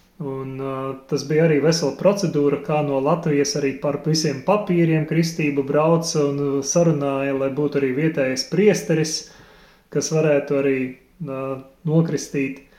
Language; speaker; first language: Latvian; native; Latvian